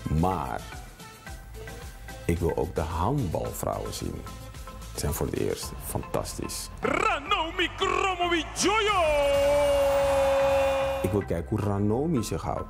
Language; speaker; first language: Dutch; native; Dutch